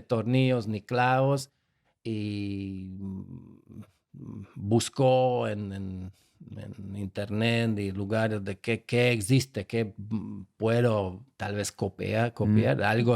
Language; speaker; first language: Spanish; non-native, fluent; Slovak